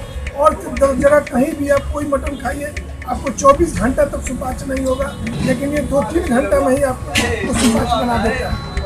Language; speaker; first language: Hindi; non-native, local second language; Bhojpuri